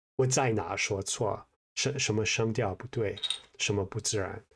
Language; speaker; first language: Chinese; non-native, fluent; English